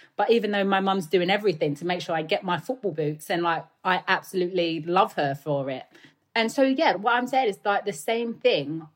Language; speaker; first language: English; native; English